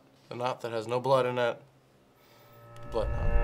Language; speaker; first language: English; native; English